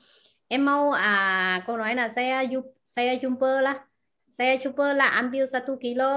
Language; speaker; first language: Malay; non-native, fluent; Vietnamese